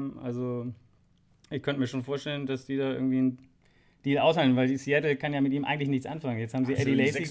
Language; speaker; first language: German; native; German